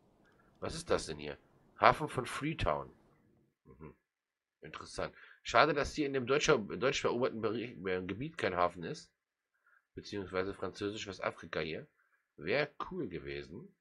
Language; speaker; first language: German; native; German